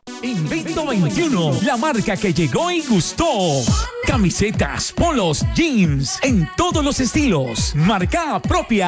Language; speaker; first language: Spanish; native; Spanish